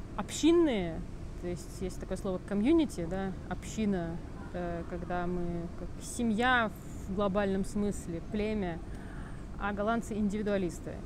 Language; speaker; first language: Russian; native; Russian